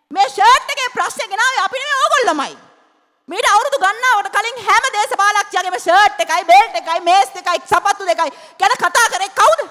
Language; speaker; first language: Sinhala; native; Sinhala